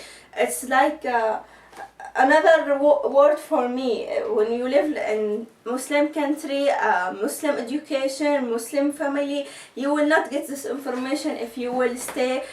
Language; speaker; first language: English; non-native, learner; Arabic